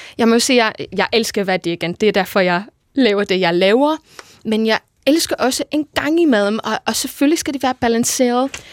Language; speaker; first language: Danish; non-native, fluent; English